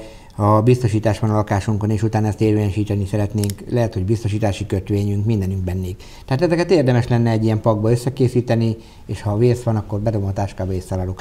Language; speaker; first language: Hungarian; native; Hungarian